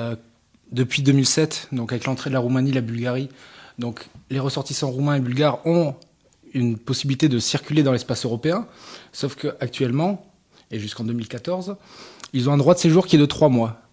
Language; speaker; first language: French; native; French